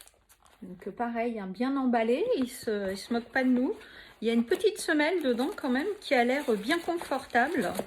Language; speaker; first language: French; native; French